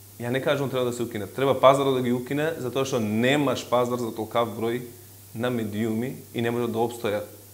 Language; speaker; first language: Macedonian; non-native, local second language; Albanian